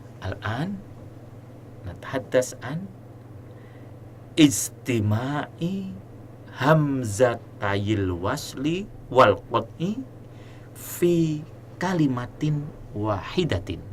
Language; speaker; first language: Arabic; non-native, fluent; Indonesian